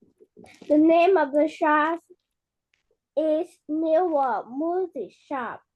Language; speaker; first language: English; non-native, learner; Vietnamese